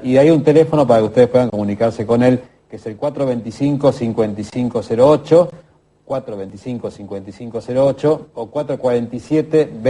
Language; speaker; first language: Spanish; native; Spanish